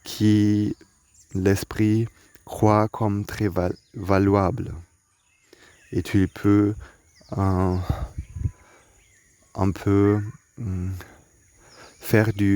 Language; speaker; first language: French; non-native, learner; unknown